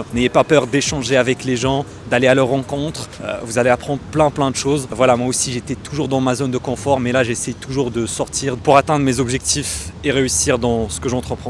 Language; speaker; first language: French; native; French